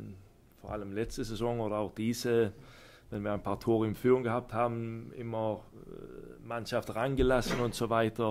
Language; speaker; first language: German; non-native, fluent; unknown